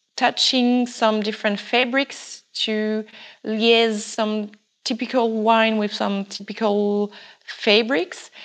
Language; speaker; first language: English; non-native, fluent; French